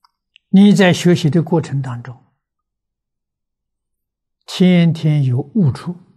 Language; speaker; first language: Chinese; native; Chinese